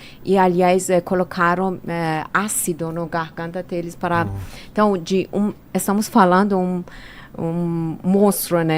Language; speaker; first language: Portuguese; non-native, fluent; Persian